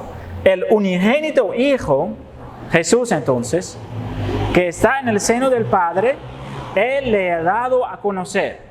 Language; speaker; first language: Spanish; non-native, fluent; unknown